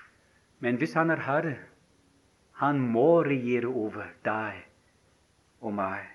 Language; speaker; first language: Norwegian; non-native, fluent; English